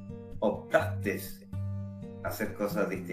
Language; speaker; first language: Spanish; native; Spanish